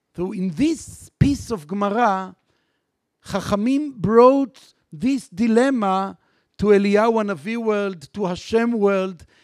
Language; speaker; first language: English; non-native, fluent; Hebrew